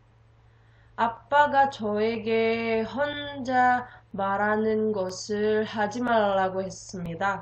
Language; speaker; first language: Korean; non-native, learner; Indonesian